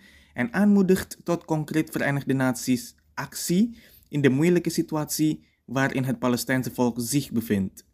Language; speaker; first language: Dutch; non-native, fluent; Indonesian